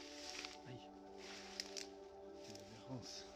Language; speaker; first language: French; native; French